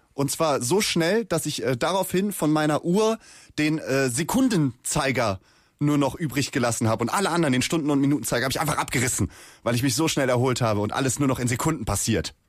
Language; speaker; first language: German; native; German